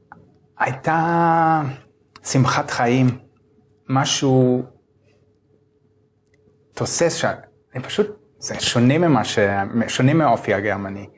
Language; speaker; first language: Hebrew; non-native, fluent; German